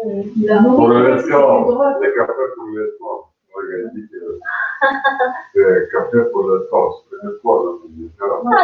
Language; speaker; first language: French; non-native, learner; Russian